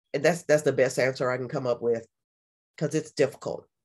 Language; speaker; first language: English; native; English